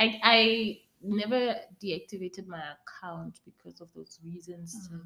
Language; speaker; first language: English; non-native, local second language; Northern Sotho